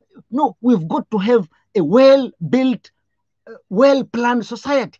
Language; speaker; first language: English; non-native, local second language; Swahili